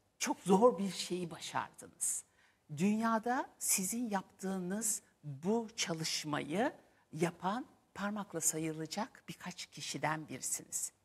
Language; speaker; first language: Turkish; native; Turkish